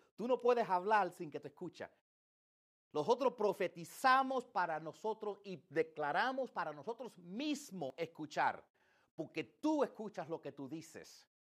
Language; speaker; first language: Spanish; early bilingual, heritage; English